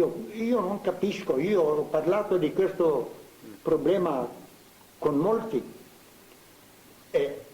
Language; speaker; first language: Italian; non-native, fluent; Slovenian